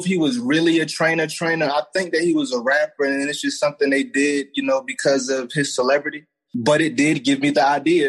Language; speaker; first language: English; native; English